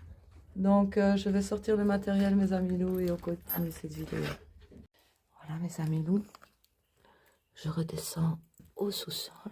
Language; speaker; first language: French; native; French